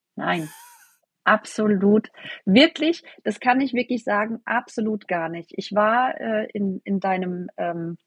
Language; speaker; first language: German; native; German